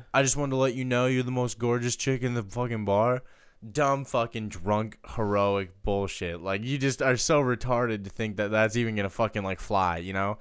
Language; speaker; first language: English; native; English